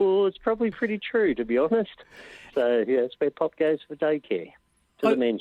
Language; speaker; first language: English; native; English